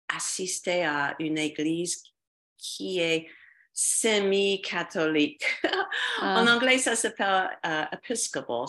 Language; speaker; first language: French; non-native, fluent; English